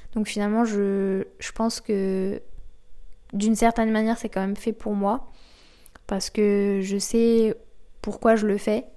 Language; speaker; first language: French; native; French